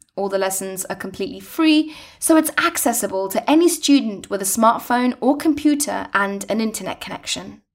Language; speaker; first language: English; native; English